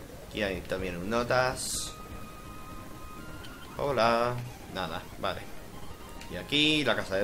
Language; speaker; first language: Spanish; native; Spanish